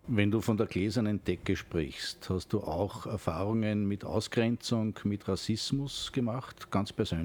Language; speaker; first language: German; native; German